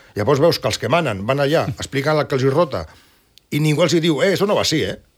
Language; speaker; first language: Catalan; non-native, local second language; Spanish